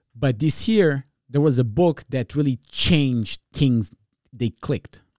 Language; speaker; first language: English; non-native, fluent; Portuguese